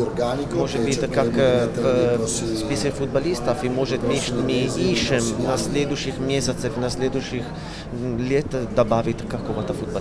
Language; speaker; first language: Russian; non-native, learner; Italian